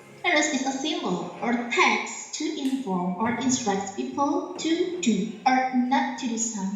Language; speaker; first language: English; non-native, learner; Indonesian